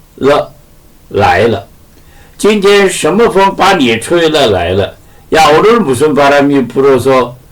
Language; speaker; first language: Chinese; non-native, fluent; Korean